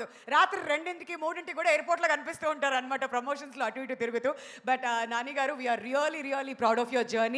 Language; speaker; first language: Telugu; native; Telugu